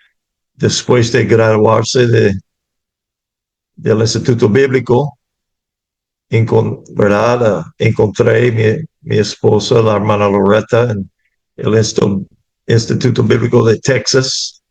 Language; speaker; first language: Spanish; non-native, fluent; English